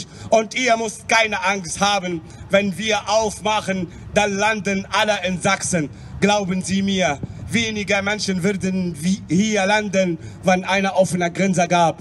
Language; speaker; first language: German; non-native, fluent; Arabic